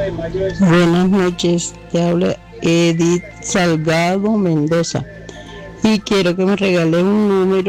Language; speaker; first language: Spanish; native; Spanish